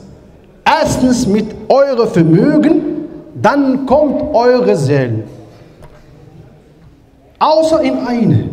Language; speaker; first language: German; non-native, learner; Arabic